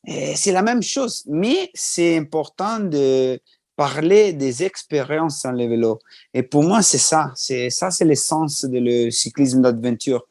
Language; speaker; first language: French; non-native, learner; Italian